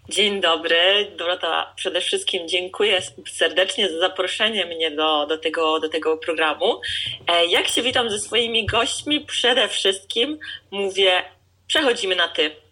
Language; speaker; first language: Polish; early bilingual, heritage; Polish